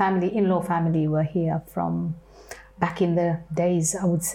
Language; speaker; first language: English; non-native, fluent; French